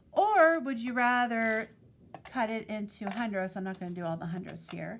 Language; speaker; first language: English; native; English